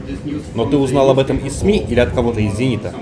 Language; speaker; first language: Russian; native; Russian